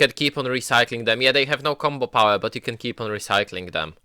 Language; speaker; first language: English; native; English